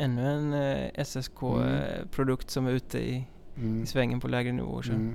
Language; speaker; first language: Swedish; native; Swedish